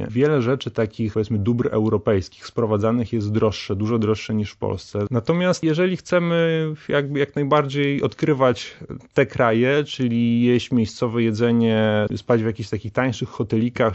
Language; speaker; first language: Polish; native; Polish